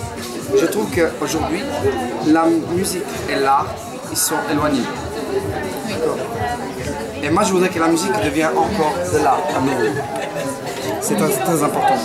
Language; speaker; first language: French; non-native, fluent; Italian